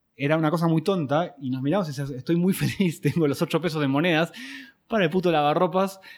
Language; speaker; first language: Spanish; native; Spanish